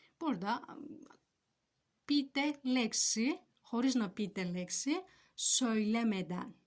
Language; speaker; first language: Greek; non-native, fluent; Turkish